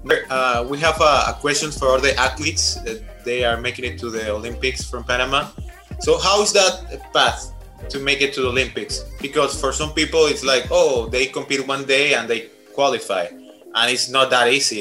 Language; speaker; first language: English; non-native, fluent; Spanish